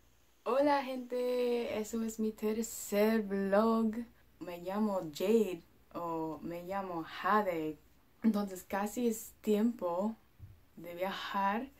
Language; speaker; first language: Spanish; non-native, learner; English